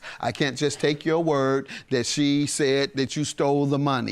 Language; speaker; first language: English; native; English